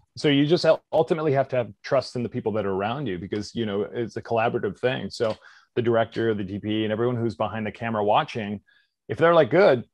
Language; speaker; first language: English; native; English